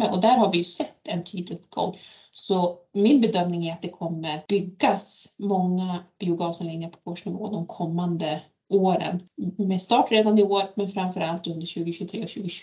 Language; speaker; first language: Swedish; native; Swedish